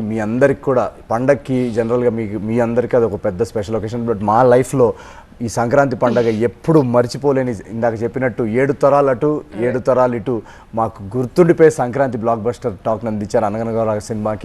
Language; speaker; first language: Telugu; native; Telugu